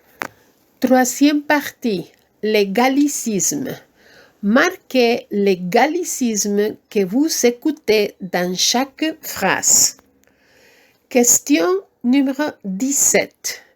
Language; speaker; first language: French; non-native, fluent; Spanish